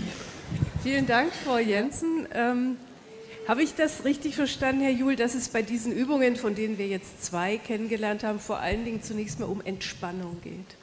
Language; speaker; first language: German; native; German